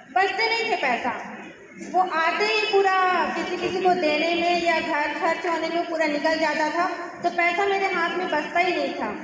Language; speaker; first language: Hindi; native; Hindi